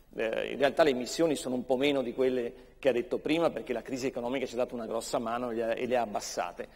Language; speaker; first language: Italian; native; Italian